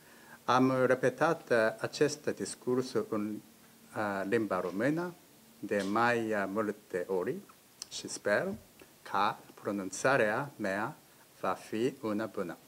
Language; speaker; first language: Romanian; non-native, learner; Japanese